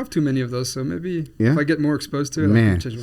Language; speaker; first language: English; non-native, fluent; Spanish